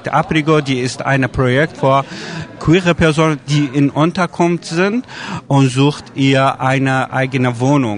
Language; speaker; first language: German; non-native, learner; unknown